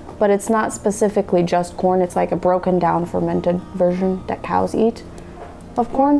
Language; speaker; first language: English; non-native, fluent; Portuguese